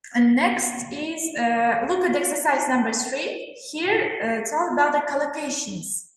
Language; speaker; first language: English; non-native, fluent; Kazakh